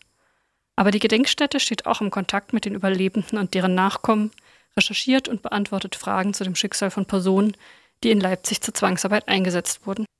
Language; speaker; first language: German; native; German